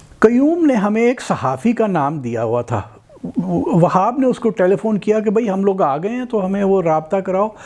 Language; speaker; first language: Urdu; native; Urdu